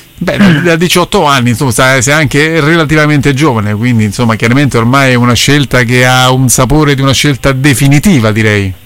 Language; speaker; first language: Italian; native; Italian